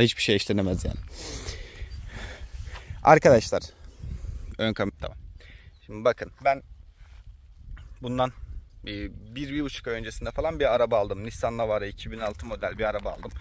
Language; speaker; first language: Turkish; native; Turkish